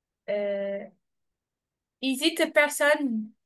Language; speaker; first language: English; non-native, learner; French